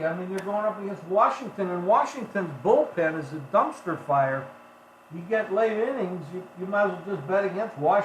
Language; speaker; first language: English; native; English